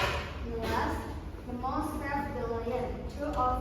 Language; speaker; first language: English; non-native, learner; Indonesian